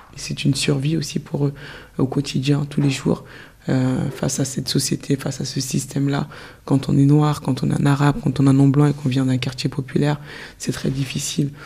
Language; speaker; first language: French; early bilingual, other home language; Soninke